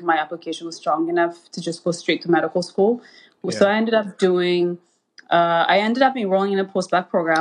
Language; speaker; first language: English; non-native, fluent; Amharic